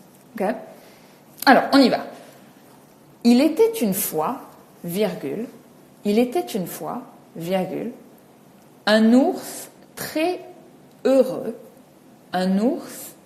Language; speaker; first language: French; native; French